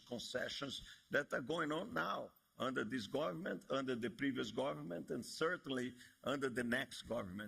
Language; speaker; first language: English; non-native, fluent; Portuguese